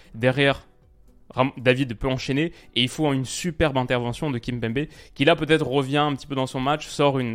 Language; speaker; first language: French; native; French